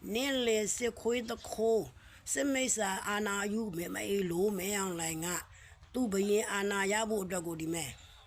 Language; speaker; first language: Burmese; native; Burmese